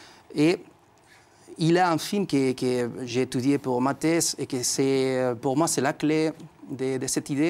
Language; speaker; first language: French; non-native, fluent; Spanish